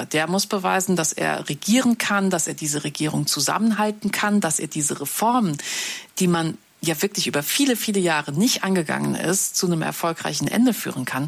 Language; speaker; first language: German; native; German